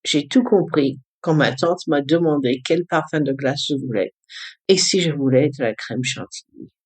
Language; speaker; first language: French; early bilingual, other home language; English